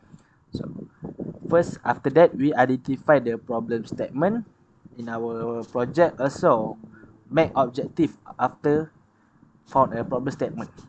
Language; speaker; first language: English; non-native, learner; Malay